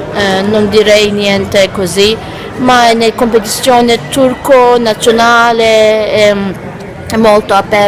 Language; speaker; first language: Italian; non-native, fluent; Turkish